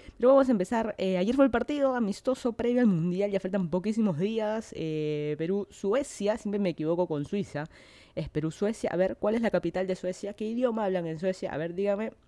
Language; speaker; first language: Spanish; native; Spanish